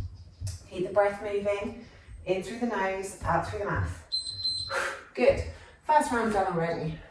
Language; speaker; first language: English; native; English